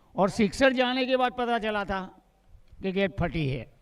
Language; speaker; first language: Hindi; non-native, local second language; Gujarati